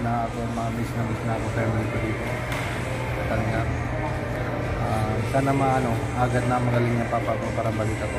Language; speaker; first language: Filipino; non-native, learner; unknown